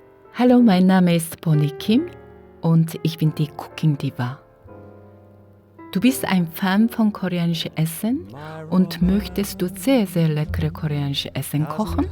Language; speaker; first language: German; non-native, fluent; Korean